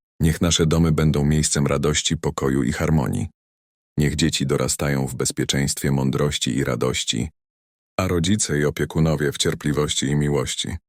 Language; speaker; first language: Polish; native; Polish